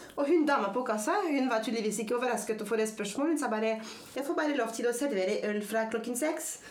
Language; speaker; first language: Norwegian; non-native, fluent; French